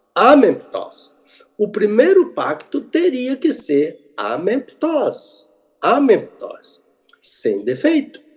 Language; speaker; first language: Portuguese; native; Portuguese